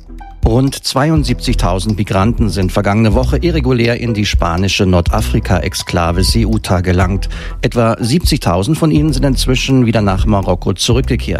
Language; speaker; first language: German; native; German